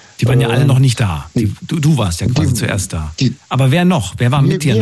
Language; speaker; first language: German; native; German